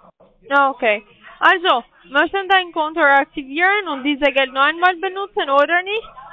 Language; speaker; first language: German; non-native, learner; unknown